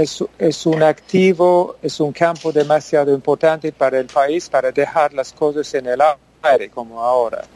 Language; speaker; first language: Spanish; non-native, fluent; English